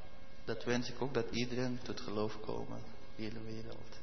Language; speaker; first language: Dutch; non-native, learner; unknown